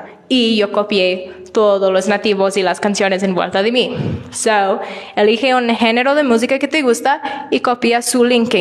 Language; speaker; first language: Spanish; non-native, learner; English